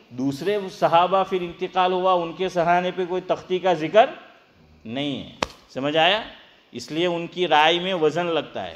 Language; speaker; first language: Urdu; non-native, local second language; Gujarati